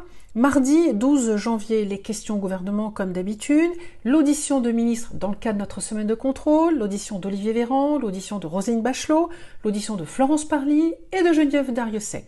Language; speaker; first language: French; native; French